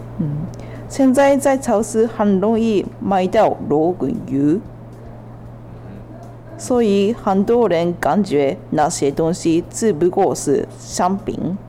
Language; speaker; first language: Chinese; non-native, learner; Japanese